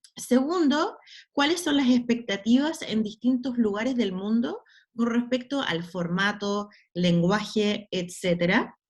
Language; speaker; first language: Spanish; non-native, fluent; English